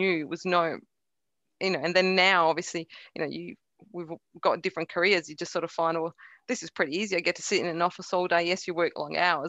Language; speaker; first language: English; early bilingual, other home language; Croatian